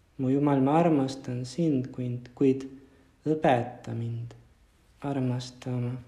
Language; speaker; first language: Estonian; non-native, fluent; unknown